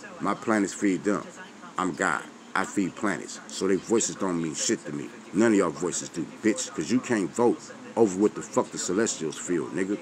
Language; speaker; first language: English; native; English